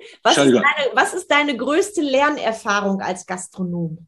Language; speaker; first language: German; native; German